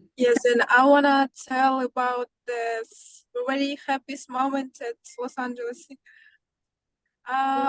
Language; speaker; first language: English; non-native, learner; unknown